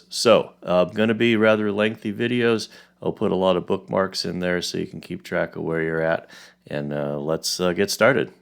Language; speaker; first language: English; native; English